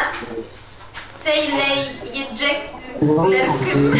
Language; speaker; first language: Turkish; non-native, learner; Polish